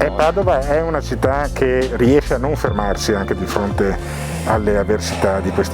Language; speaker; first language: Italian; native; Italian